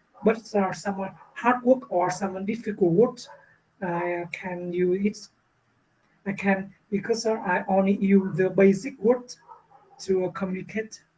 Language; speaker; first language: English; non-native, learner; Vietnamese